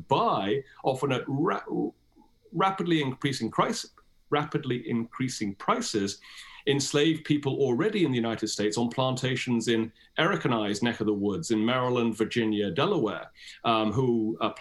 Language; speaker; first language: English; native; English